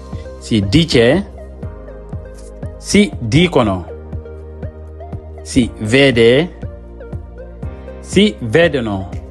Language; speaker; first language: Italian; non-native, fluent; Mandingo